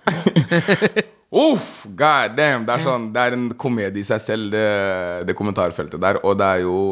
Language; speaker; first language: Norwegian; native; Norwegian